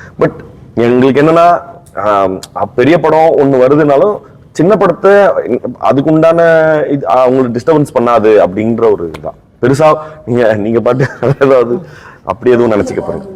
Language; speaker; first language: Tamil; native; Tamil